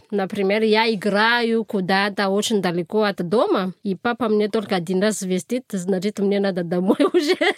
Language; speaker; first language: Russian; non-native, fluent; Malagasy